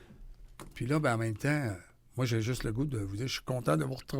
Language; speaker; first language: French; native; French